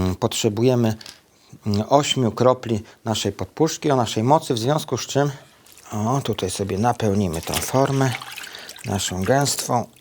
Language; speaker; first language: Polish; native; Polish